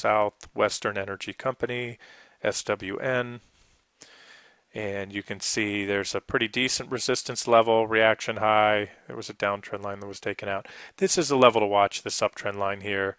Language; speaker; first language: English; native; English